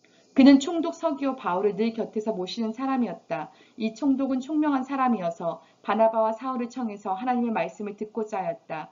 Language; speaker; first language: Korean; native; Korean